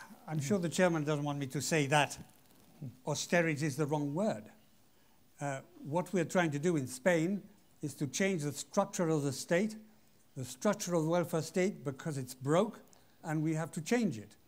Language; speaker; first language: English; non-native, fluent; Spanish